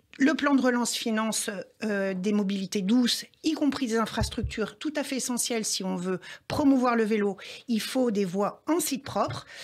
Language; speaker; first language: French; native; French